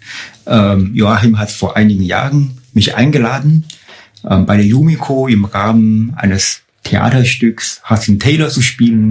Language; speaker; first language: German; non-native, fluent; Chinese